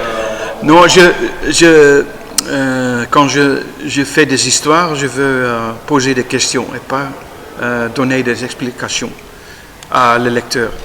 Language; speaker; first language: French; non-native, learner; Dutch